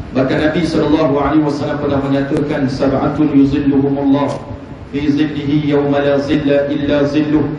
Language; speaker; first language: Malay; native; Malay